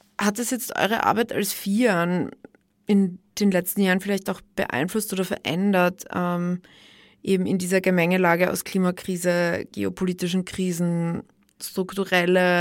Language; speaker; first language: German; native; German